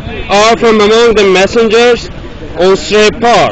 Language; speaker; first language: English; non-native, learner; Turkish